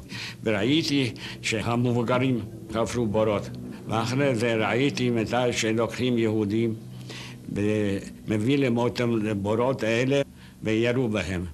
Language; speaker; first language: Hebrew; non-native, fluent; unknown